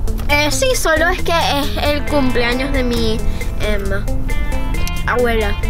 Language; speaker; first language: Spanish; early bilingual, heritage; Spanish